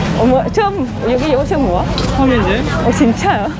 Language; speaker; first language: Korean; non-native, learner; Vietnamese